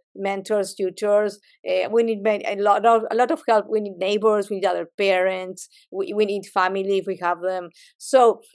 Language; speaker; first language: English; non-native, fluent; Spanish